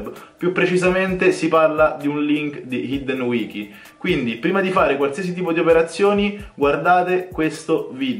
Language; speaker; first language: Italian; native; Italian